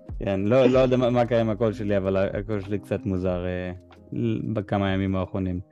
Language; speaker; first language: Hebrew; native; Hebrew